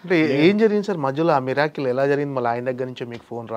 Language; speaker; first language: Telugu; native; Telugu